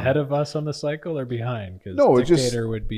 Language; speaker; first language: English; native; English